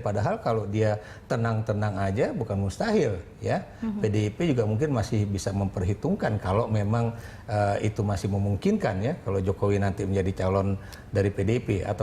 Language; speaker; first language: Indonesian; native; Indonesian